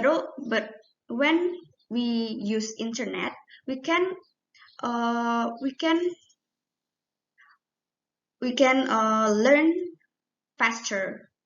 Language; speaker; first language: English; non-native, learner; Indonesian